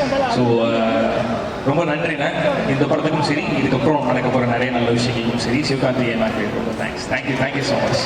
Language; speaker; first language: Tamil; native; Tamil